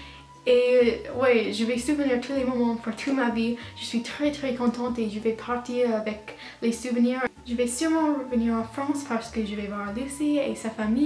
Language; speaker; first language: French; non-native, learner; English